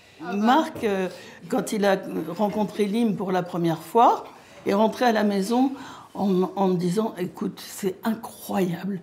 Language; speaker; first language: French; native; French